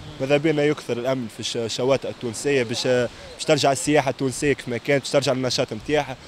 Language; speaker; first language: Arabic; native; Arabic